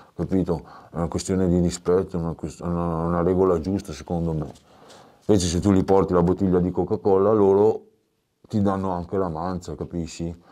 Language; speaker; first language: Italian; native; Italian